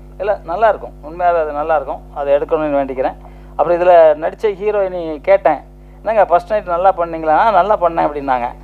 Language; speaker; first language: Tamil; native; Tamil